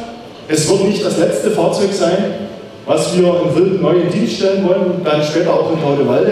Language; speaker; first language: German; native; German